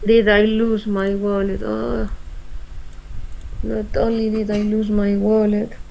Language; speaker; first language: English; non-native, learner; Spanish